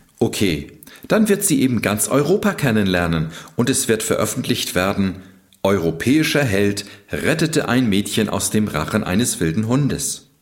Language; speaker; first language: German; native; German